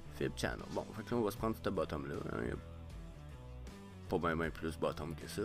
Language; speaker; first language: French; native; French